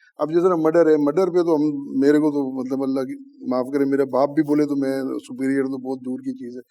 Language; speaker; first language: Urdu; native; Urdu